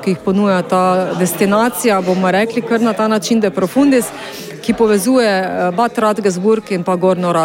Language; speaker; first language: Slovenian; native; Slovenian